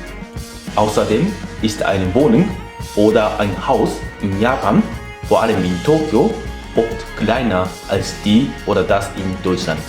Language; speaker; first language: German; non-native, fluent; Japanese